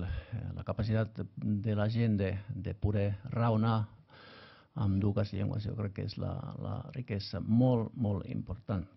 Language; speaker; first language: Catalan; non-native, fluent; Finnish